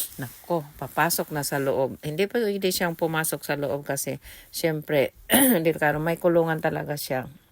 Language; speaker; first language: Filipino; non-native, local second language; Cebuano